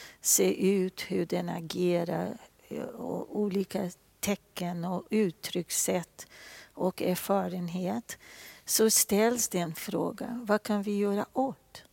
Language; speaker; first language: Swedish; non-native, fluent; Portuguese